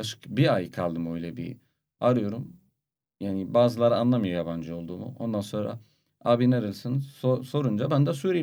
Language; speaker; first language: Turkish; non-native, learner; Arabic